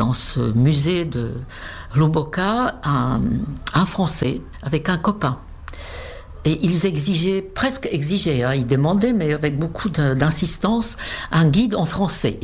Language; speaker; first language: French; non-native, fluent; Czech